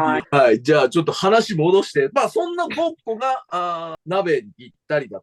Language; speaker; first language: Japanese; native; Japanese